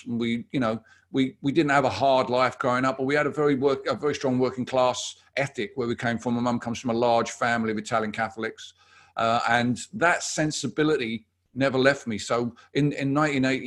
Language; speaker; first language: English; native; English